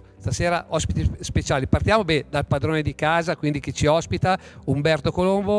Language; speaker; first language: Italian; native; Italian